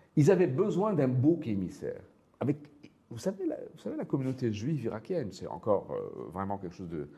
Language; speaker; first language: French; non-native, local second language; Arabic